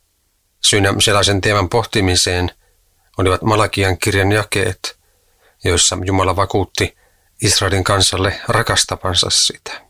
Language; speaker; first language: Finnish; native; Finnish